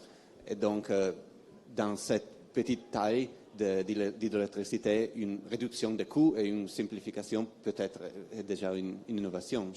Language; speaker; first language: French; non-native, fluent; Italian